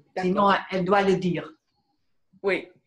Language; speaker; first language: French; non-native, fluent; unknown